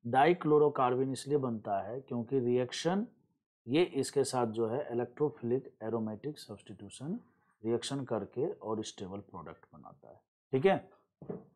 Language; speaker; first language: Hindi; native; Hindi